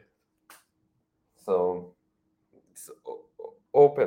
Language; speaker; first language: English; non-native, fluent; Ukrainian